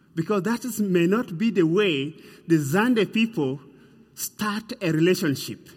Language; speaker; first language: English; non-native, fluent; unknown